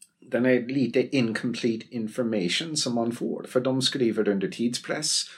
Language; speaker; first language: Swedish; non-native, fluent; English